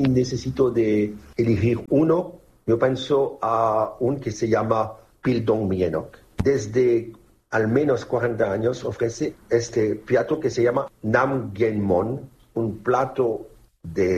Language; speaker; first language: Spanish; non-native, fluent; French